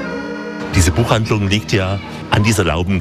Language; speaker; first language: German; native; German